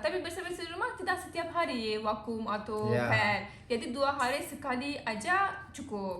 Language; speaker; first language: Indonesian; non-native, learner; Turkish